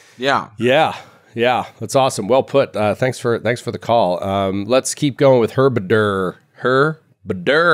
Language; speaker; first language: English; native; English